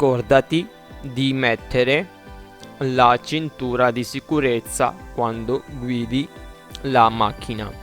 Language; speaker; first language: Italian; non-native, fluent; Urdu